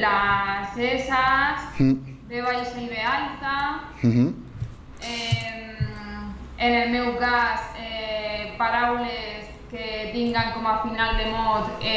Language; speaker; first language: Catalan; non-native, local second language; Spanish